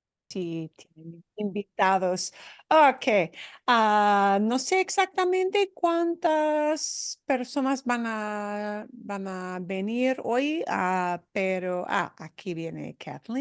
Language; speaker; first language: Spanish; non-native, fluent; English